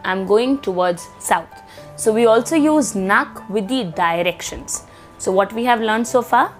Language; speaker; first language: English; non-native, local second language; Hindi